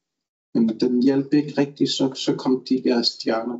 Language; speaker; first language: Danish; non-native, local second language; Kalaallisut